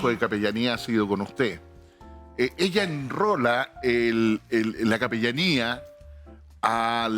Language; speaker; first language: Spanish; native; Spanish